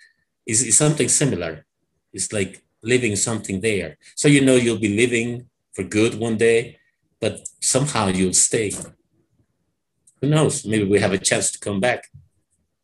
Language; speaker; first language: English; non-native, fluent; Spanish